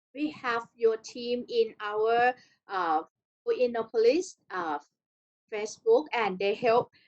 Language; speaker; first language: English; non-native, learner; Thai